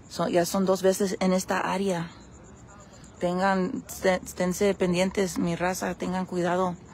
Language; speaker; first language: Spanish; early bilingual, heritage; Spanish